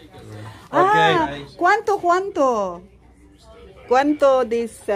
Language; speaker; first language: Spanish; non-native, learner; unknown